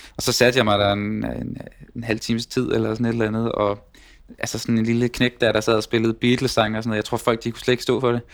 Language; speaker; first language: Danish; native; Danish